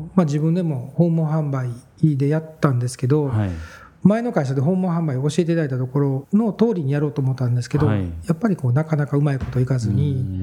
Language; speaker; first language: Japanese; native; Japanese